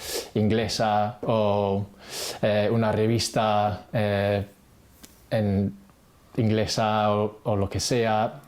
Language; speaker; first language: Spanish; non-native, fluent; English